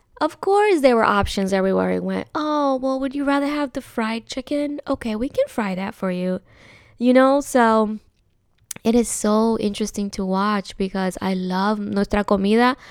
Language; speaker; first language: English; early bilingual, other home language; Spanish